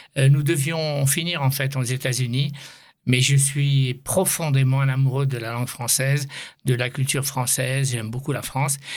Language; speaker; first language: French; native; French